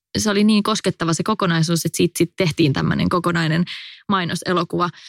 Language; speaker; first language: Finnish; native; Finnish